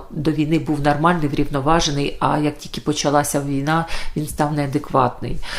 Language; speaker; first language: Ukrainian; native; Ukrainian